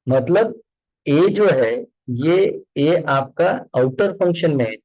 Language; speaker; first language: Hindi; non-native, local second language; Marathi